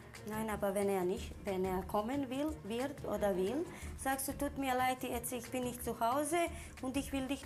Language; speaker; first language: German; non-native, learner; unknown